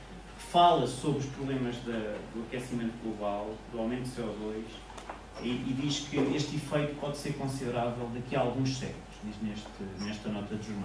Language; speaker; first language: Portuguese; native; Portuguese